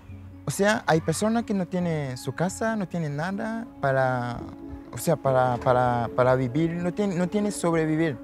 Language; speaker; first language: Spanish; non-native, learner; Haitian Creole